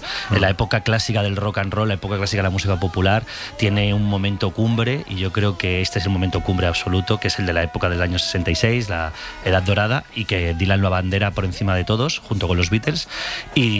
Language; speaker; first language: Spanish; native; Spanish